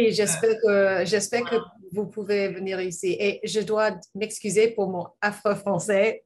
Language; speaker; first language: French; non-native, learner; English